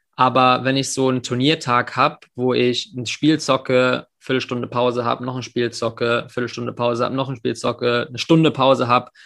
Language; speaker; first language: German; early bilingual, other home language; English